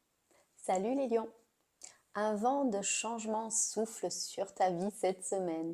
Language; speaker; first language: French; native; French